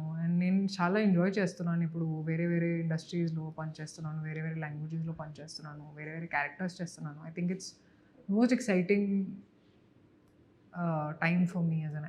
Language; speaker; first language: Telugu; non-native, fluent; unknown